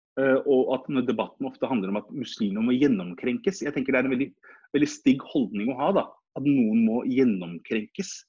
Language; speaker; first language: Norwegian; early bilingual, other home language; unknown